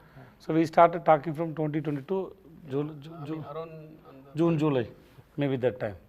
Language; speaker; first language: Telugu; non-native, learner; Tamil